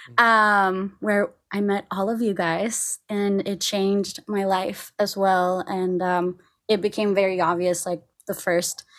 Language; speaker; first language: English; non-native, fluent; Spanish